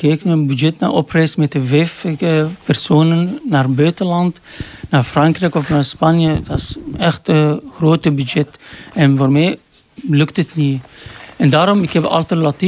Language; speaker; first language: Dutch; non-native, learner; Arabic